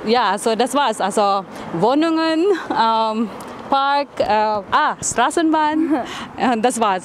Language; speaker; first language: German; non-native, learner; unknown